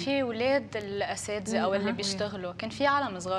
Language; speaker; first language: Arabic; native; Arabic